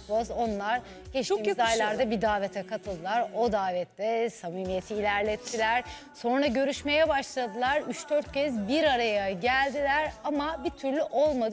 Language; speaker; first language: Turkish; native; Turkish